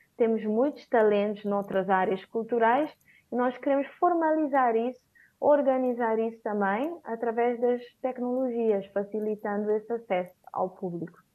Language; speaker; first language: Portuguese; non-native, local second language; Kabuverdianu